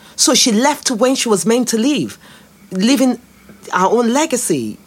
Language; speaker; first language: English; non-native, local second language; Yoruba